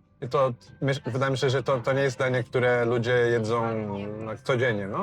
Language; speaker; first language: Polish; non-native, fluent; Portuguese